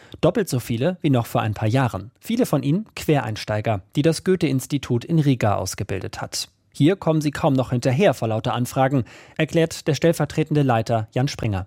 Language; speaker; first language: German; native; German